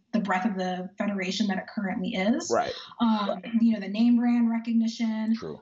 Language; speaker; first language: English; native; English